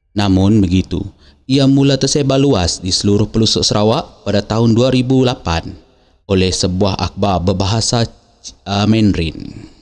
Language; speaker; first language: Malay; native; Malay